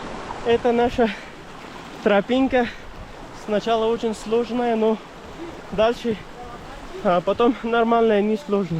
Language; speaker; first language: Russian; non-native, learner; Urdu